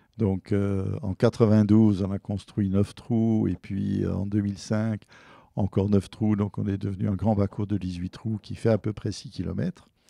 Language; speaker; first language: French; native; French